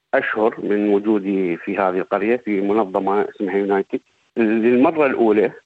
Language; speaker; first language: Arabic; native; Arabic